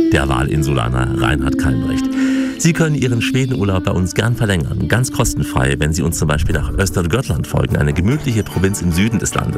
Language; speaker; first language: German; native; German